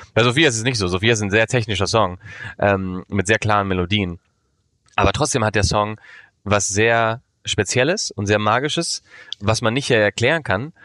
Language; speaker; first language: German; early bilingual, heritage; German